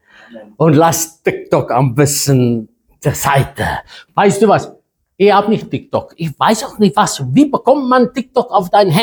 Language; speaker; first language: German; non-native, fluent; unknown